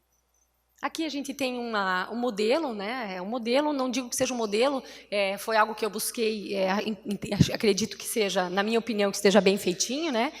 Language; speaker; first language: Portuguese; native; Portuguese